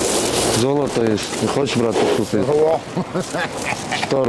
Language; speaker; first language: Russian; non-native, local second language; Kyrgyz